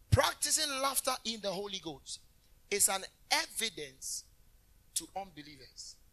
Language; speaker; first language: English; non-native, local second language; Akan